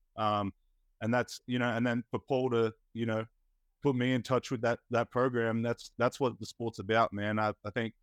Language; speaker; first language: English; native; English